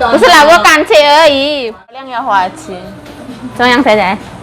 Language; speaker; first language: Chinese; non-native, learner; Indonesian